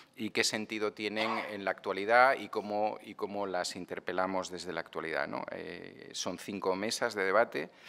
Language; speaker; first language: Spanish; non-native, local second language; Catalan